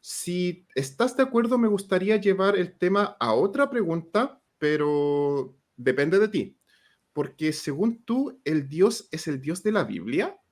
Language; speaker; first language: Spanish; native; Spanish